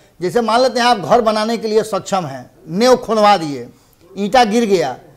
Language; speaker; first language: Hindi; native; Hindi